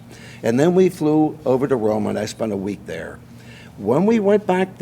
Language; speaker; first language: English; native; English